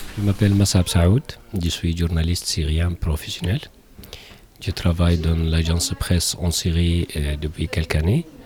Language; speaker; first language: French; non-native, learner; Arabic